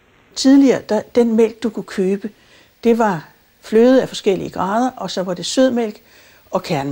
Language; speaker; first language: Danish; native; Danish